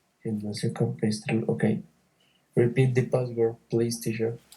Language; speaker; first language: English; non-native, learner; Spanish